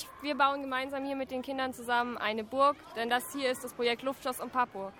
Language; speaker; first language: German; native; German